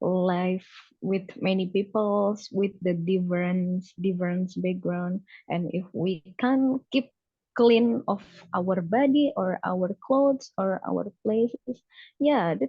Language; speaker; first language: English; non-native, learner; Indonesian